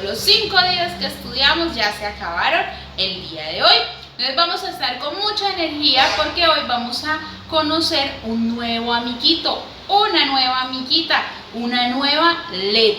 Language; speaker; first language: Spanish; native; Spanish